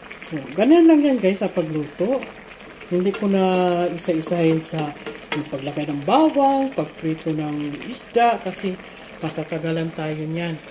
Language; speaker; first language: Filipino; non-native, local second language; Cebuano